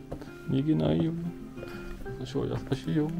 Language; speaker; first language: Japanese; non-native, learner; French